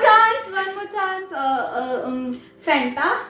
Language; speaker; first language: English; non-native, local second language; Hindi